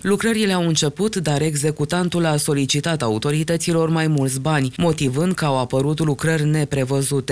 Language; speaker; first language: Romanian; native; Romanian